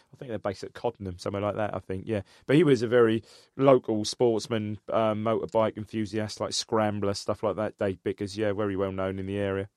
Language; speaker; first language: English; native; English